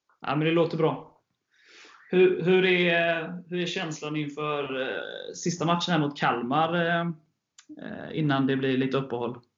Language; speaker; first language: Swedish; native; Swedish